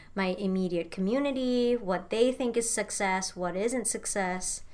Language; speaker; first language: English; non-native, fluent; Indonesian